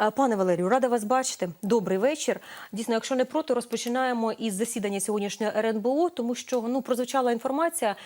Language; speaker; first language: Ukrainian; native; Ukrainian